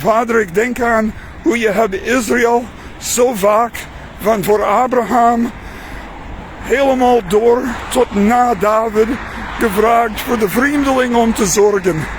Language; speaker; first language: Dutch; non-native, fluent; English